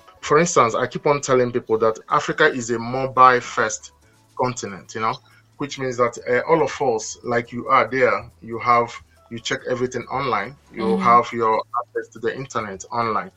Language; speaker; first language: English; non-native, local second language; Igbo